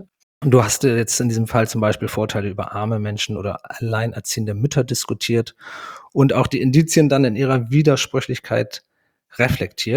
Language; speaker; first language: German; native; German